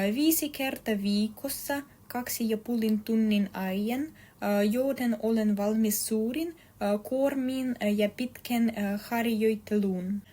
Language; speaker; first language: Finnish; non-native, learner; Russian